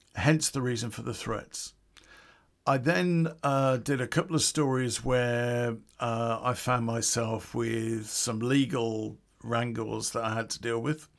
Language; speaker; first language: English; native; English